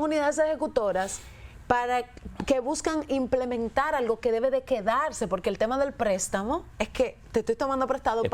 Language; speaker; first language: Spanish; native; Spanish